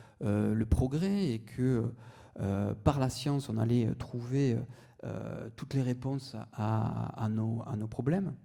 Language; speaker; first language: French; native; French